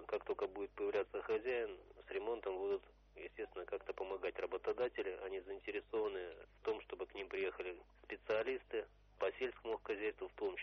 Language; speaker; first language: Russian; native; Russian